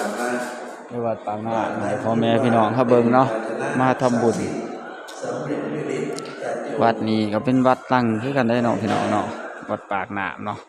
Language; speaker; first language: Thai; non-native, local second language; Northeastern Thai